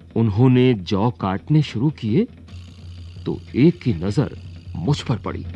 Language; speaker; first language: Hindi; native; Hindi